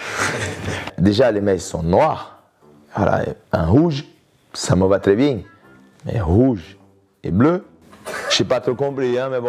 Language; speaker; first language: French; native; French